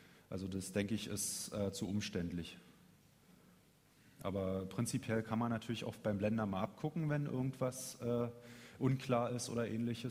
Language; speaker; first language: German; native; German